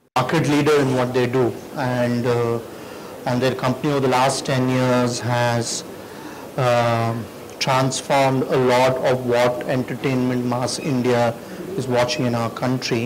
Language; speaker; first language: English; non-native, local second language; Hindi